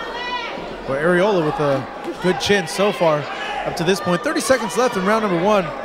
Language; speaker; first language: English; native; English